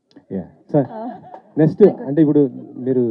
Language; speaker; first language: Telugu; native; Telugu